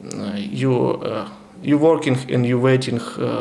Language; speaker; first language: English; non-native, learner; Ukrainian